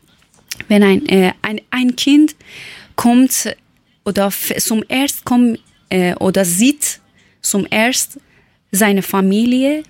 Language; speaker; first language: German; non-native, learner; Persian